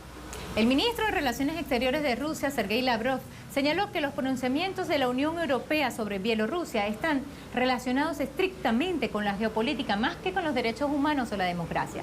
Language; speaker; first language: Spanish; native; Spanish